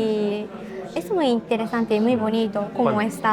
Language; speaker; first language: Spanish; non-native, learner; Japanese